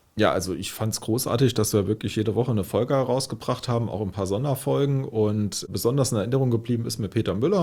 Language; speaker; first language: German; native; German